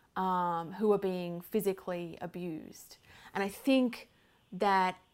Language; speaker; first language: English; native; English